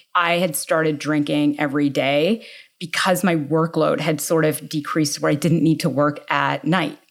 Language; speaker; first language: English; native; English